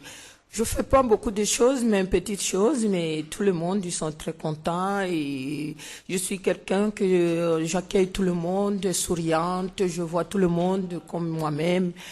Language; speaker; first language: French; non-native, learner; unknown